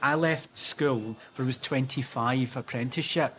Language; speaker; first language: English; native; English